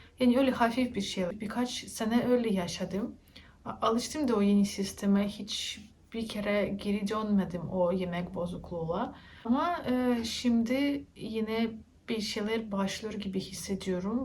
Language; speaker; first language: Turkish; non-native, learner; Russian